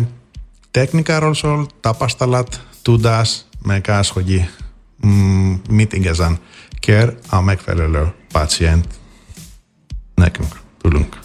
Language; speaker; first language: Hungarian; non-native, fluent; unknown